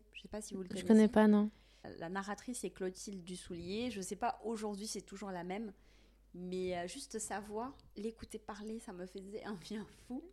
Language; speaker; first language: French; non-native, local second language; Kabyle